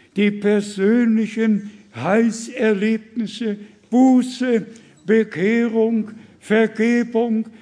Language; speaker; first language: German; native; German